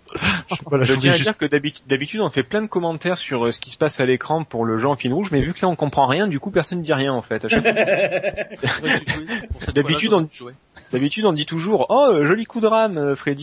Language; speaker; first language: French; native; French